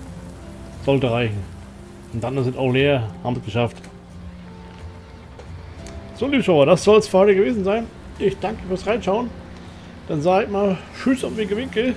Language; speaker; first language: German; native; German